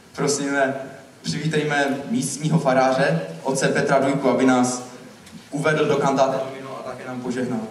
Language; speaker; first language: Czech; native; Czech